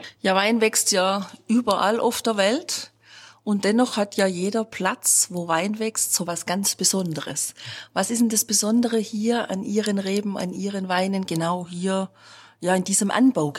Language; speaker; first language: German; native; German